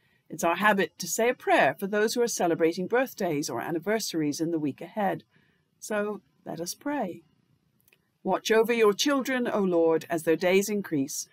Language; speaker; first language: English; native; English